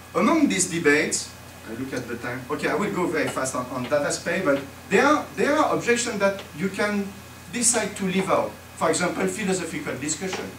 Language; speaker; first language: English; non-native, fluent; French